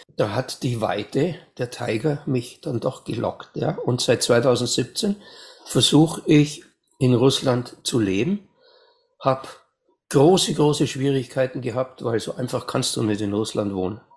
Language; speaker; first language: German; native; German